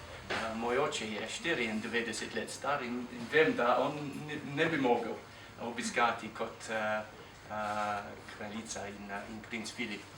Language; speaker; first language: Slovenian; non-native, fluent; English